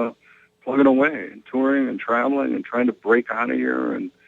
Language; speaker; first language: English; native; English